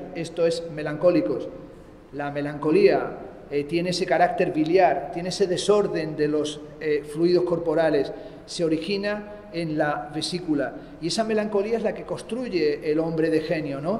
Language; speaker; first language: Spanish; native; Spanish